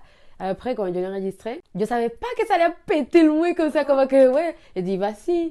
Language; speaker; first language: French; non-native, learner; Spanish